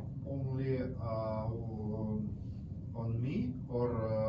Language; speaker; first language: English; non-native, learner; Russian